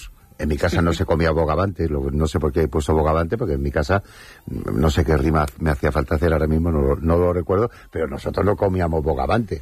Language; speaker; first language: Spanish; native; Spanish